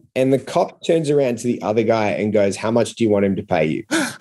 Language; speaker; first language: English; native; English